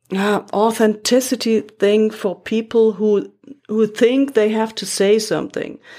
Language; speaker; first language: English; non-native, fluent; German